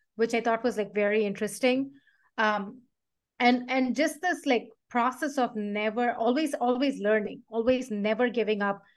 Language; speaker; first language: English; non-native, local second language; Tamil